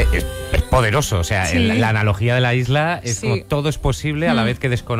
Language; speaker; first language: Spanish; native; Spanish